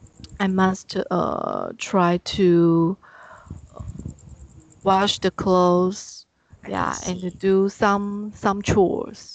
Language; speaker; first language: English; non-native, learner; Chinese